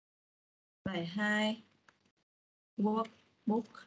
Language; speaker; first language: English; non-native, fluent; Vietnamese